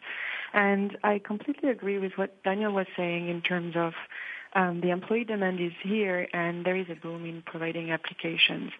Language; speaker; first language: English; non-native, fluent; French